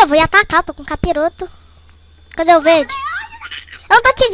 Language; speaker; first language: Portuguese; native; Portuguese